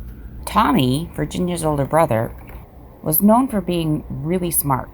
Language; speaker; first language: English; native; English